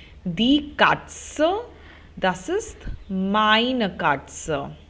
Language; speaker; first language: German; non-native, local second language; Hindi